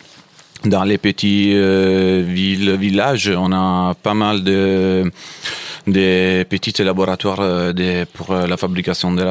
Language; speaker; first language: French; non-native, fluent; Italian